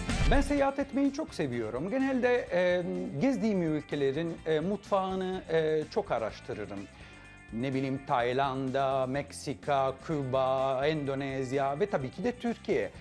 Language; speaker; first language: Turkish; non-native, fluent; Italian